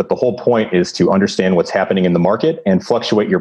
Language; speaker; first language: English; native; English